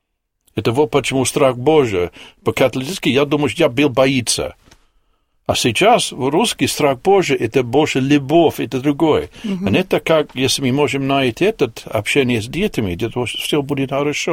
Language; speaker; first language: Russian; non-native, learner; English